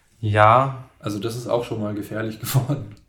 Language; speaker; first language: German; native; German